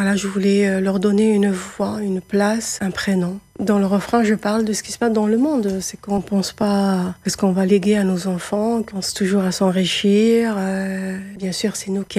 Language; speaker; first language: French; non-native, local second language; Arabic